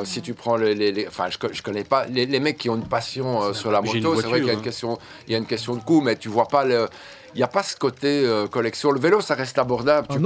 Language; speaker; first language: French; native; French